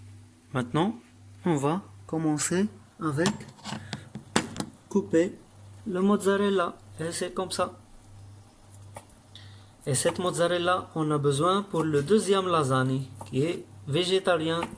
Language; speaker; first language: French; non-native, learner; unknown